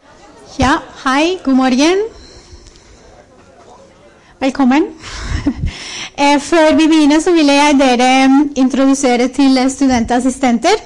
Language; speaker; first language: Norwegian; non-native, fluent; Spanish